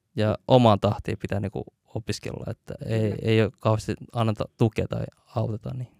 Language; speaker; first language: Finnish; early bilingual, other home language; Vietnamese